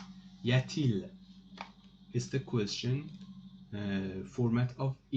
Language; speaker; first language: English; non-native, fluent; Persian